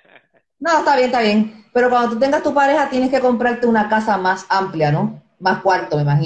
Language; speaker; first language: Spanish; native; Spanish